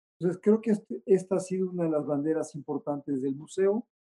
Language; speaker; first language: Spanish; native; Spanish